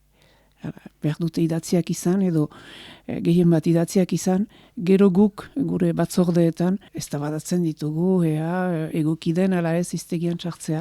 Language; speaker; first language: Basque; native; Basque